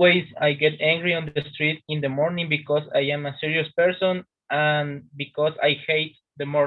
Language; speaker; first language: English; non-native, learner; Spanish